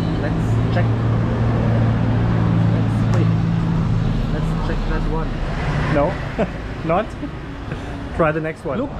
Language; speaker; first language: English; non-native, fluent; German